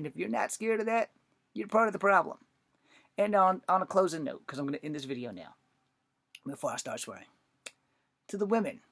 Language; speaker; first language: English; native; English